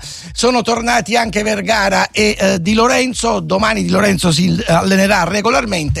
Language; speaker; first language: Italian; native; Italian